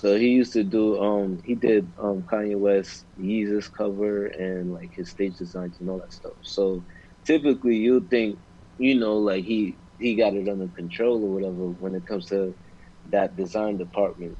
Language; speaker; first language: English; native; English